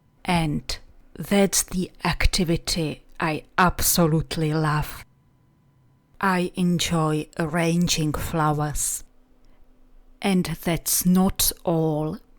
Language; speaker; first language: English; non-native, fluent; Czech